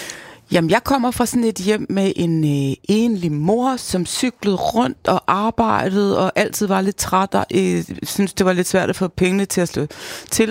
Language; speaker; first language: Danish; native; Danish